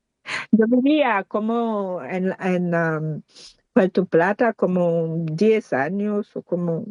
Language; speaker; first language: Spanish; non-native, learner; Haitian Creole